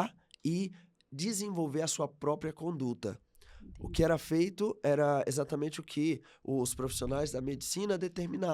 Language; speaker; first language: Portuguese; native; Portuguese